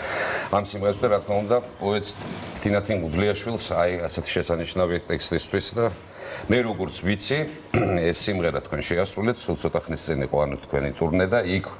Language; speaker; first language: Georgian; native; Georgian